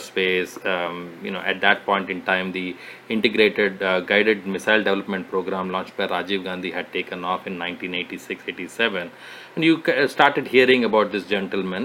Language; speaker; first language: English; non-native, local second language; Telugu